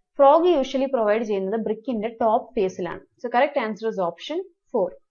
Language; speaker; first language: English; non-native, local second language; Malayalam